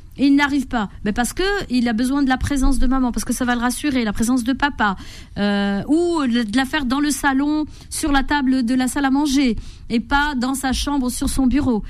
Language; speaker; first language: French; native; French